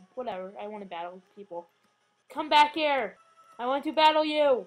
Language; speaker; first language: English; native; English